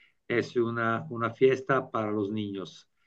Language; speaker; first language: Spanish; non-native, learner; Italian